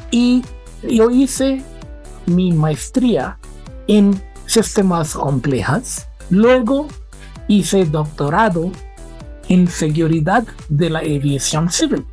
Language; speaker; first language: Spanish; non-native, fluent; Hindi